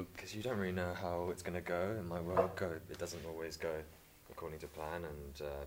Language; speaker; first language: English; native; English